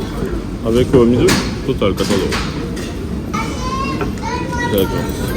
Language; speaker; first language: Japanese; non-native, fluent; French